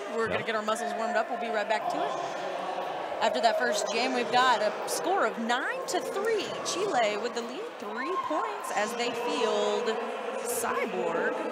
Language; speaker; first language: English; native; English